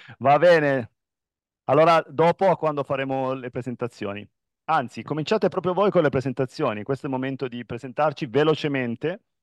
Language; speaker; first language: Italian; native; Italian